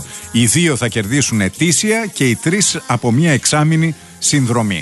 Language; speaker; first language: Greek; native; Greek